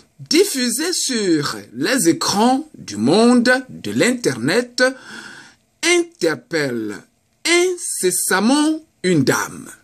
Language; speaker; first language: French; non-native, local second language; Baoulé